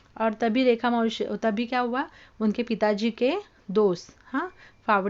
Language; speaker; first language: Hindi; non-native, local second language; Marathi